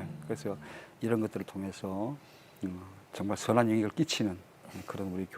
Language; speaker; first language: Korean; native; Korean